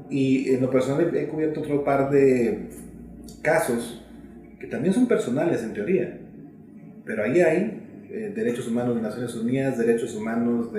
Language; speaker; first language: Spanish; native; Spanish